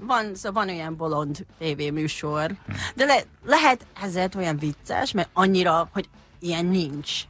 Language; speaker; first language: Hungarian; non-native, learner; Japanese